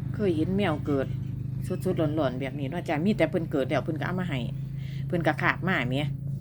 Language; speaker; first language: Thai; native; Thai